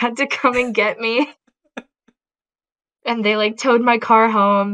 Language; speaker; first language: English; native; English